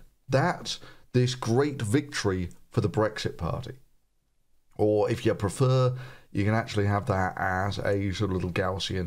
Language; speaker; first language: English; native; English